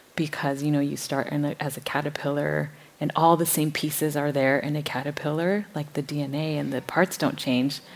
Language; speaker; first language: English; native; English